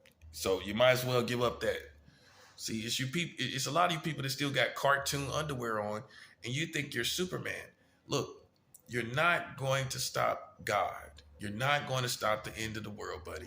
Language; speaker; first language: English; native; English